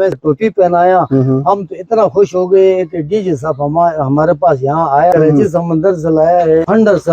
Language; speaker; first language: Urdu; non-native, local second language; Shina